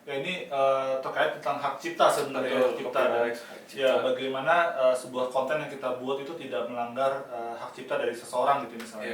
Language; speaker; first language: Indonesian; native; Indonesian